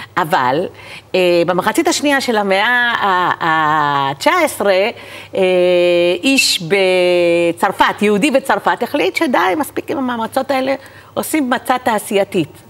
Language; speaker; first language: Hebrew; native; Hebrew